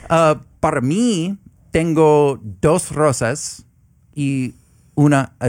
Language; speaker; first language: Spanish; non-native, learner; English